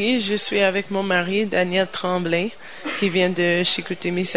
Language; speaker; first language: French; non-native, learner; English